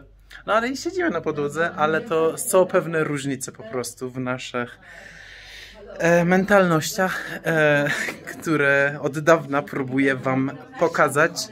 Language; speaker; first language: Polish; non-native, fluent; Persian